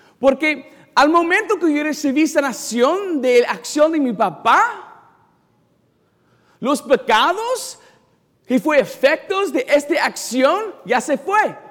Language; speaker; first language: Spanish; non-native, learner; English